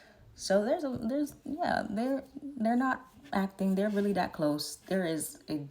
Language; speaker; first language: English; native; English